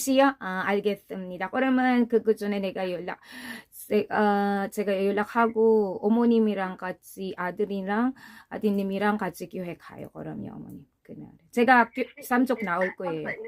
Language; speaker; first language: Korean; non-native, fluent; Filipino